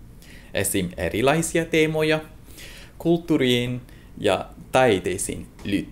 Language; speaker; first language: Finnish; non-native, fluent; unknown